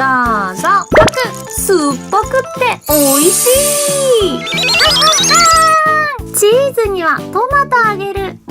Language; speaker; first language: Japanese; native; Japanese